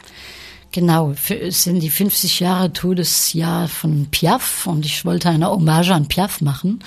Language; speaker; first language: German; early bilingual, heritage; French